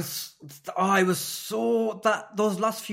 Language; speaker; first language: English; native; English